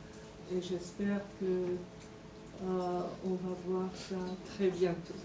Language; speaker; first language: French; non-native, fluent; Persian